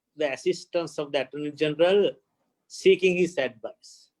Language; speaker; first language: English; non-native, local second language; Sinhala